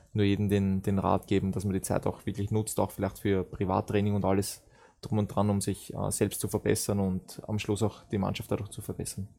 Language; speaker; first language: German; native; German